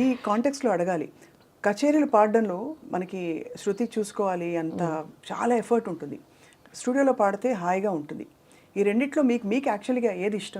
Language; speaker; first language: Telugu; native; Telugu